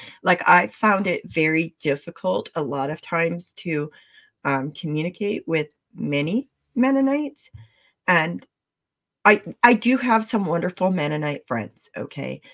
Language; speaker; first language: English; early bilingual, other home language; Pennsylvania German